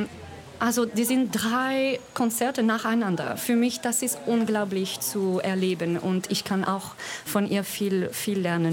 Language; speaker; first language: German; non-native, fluent; French